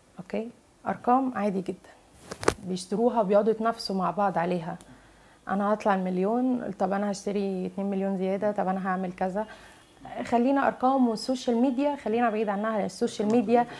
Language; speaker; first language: Egyptian Arabic; early bilingual, heritage; Italian